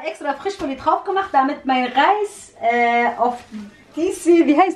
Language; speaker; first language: German; non-native, learner; Central Kurdish